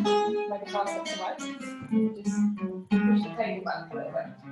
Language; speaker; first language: English; non-native, fluent; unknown